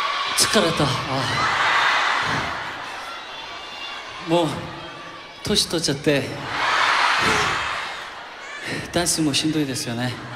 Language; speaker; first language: Japanese; non-native, fluent; Korean